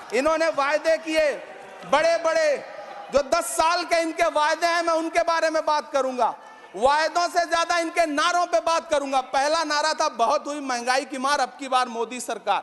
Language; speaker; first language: Hindi; native; Hindi